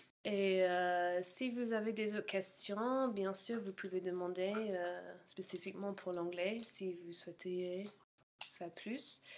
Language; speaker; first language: French; non-native, fluent; English